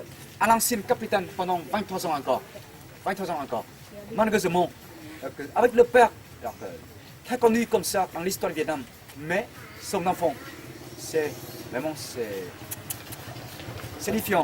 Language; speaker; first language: French; non-native, fluent; Vietnamese